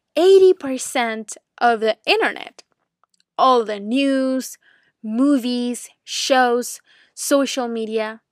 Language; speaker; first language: English; non-native, fluent; Spanish